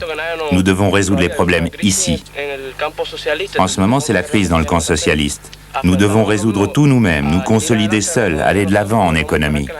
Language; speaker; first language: French; native; French